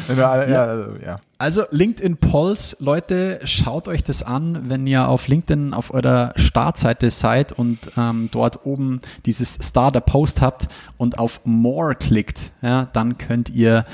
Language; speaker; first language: German; native; German